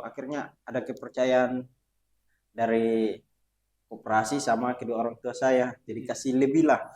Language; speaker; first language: Indonesian; non-native, fluent; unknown